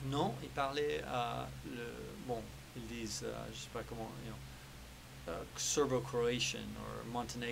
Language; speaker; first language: French; early bilingual, heritage; French